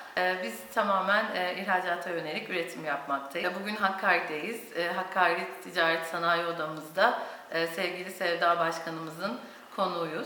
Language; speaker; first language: Turkish; native; Turkish